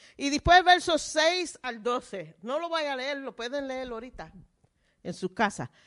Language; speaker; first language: Spanish; early bilingual, heritage; Spanish